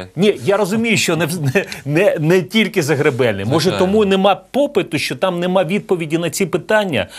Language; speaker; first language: Ukrainian; non-native, local second language; Russian